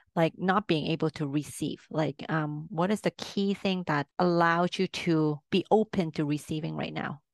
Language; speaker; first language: English; early bilingual, other home language; Cantonese